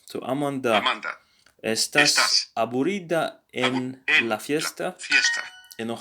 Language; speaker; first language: Spanish; non-native, learner; English